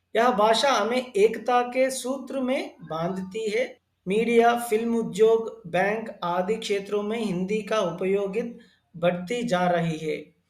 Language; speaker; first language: Hindi; non-native, local second language; Telugu